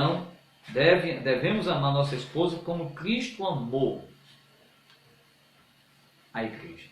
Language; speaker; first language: Portuguese; native; Portuguese